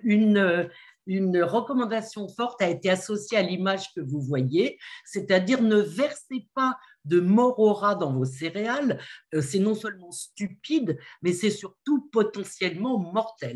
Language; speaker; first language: French; native; French